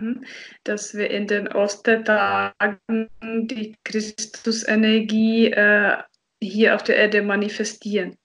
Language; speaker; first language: German; non-native, fluent; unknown